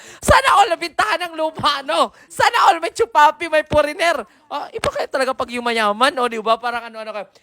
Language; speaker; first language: Filipino; non-native, local second language; Surigaonon